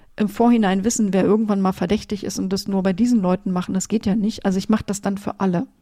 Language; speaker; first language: German; native; German